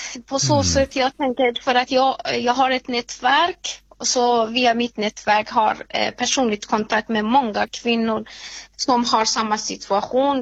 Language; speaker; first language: Swedish; non-native, fluent; Persian